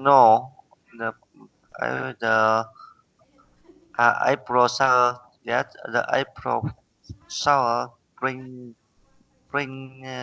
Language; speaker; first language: English; non-native, learner; Vietnamese